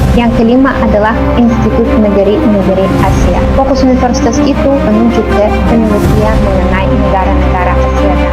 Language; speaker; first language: Indonesian; non-native, fluent; Russian